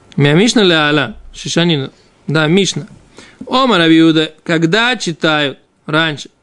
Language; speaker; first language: Russian; non-native, fluent; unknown